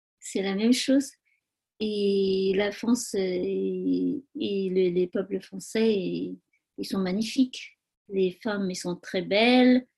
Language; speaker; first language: French; non-native, learner; Tibetan